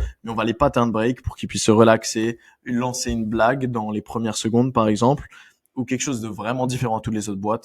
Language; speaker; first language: French; native; French